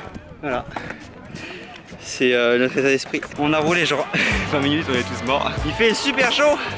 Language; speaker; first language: French; native; French